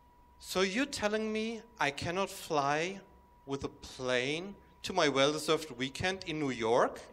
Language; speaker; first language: English; non-native, fluent; German